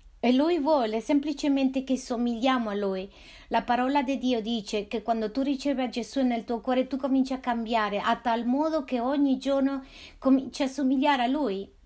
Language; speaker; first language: Italian; non-native, fluent; Spanish